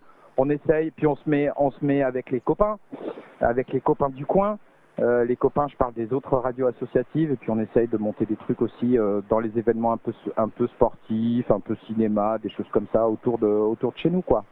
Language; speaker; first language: French; native; French